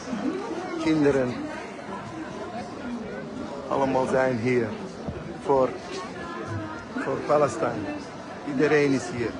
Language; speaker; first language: Dutch; non-native, fluent; Azerbaijani